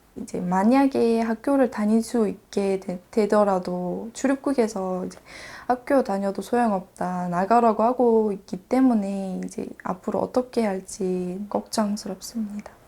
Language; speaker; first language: Korean; early bilingual, other home language; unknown